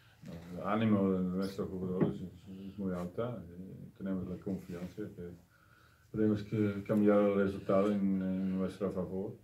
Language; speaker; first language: Spanish; non-native, learner; Dutch